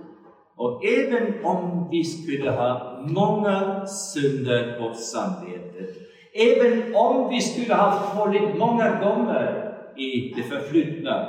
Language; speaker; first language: Swedish; non-native, fluent; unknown